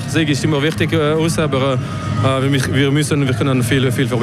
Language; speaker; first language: German; non-native, local second language; French